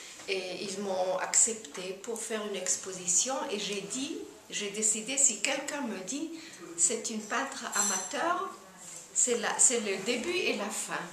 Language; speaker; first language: French; non-native, fluent; German